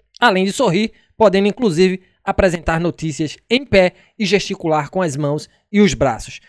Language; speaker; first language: Portuguese; native; Portuguese